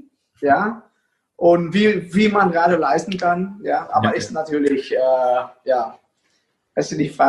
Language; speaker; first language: German; non-native, fluent; Vietnamese